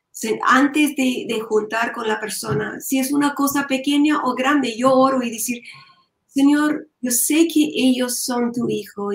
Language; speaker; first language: Spanish; non-native, learner; English